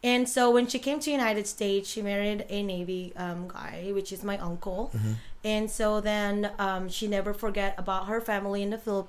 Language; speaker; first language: English; non-native, local second language; Iloko